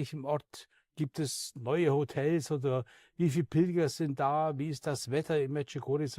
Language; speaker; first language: German; native; German